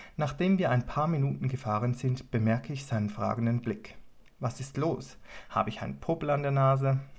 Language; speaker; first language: German; native; German